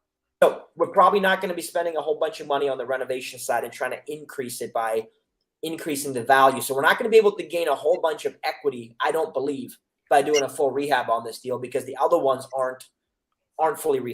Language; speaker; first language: English; native; English